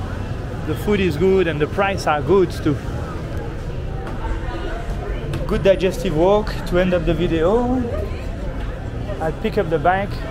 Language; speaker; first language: English; non-native, fluent; French